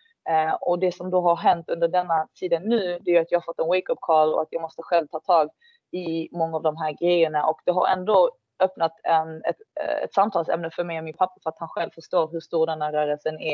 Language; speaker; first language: Swedish; native; Swedish